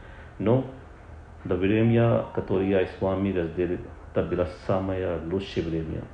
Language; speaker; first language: Russian; non-native, learner; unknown